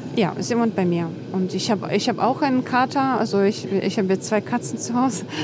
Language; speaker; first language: German; non-native, fluent; Ukrainian